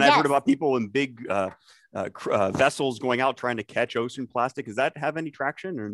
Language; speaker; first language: English; native; English